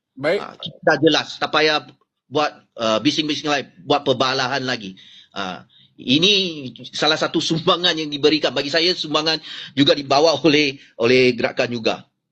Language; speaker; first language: Malay; non-native, local second language; Chinese